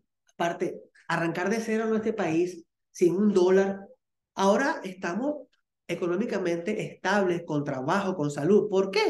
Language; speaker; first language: Spanish; native; Spanish